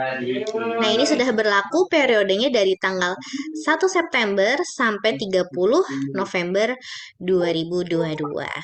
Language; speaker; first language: Indonesian; native; Indonesian